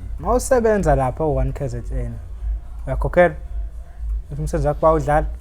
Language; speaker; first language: Zulu; native; Zulu